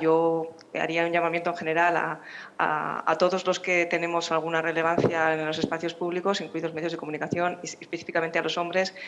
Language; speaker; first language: Spanish; native; Spanish